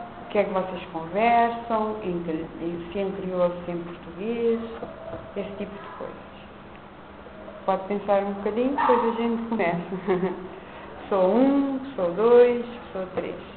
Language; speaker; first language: Portuguese; non-native, local second language; Kabuverdianu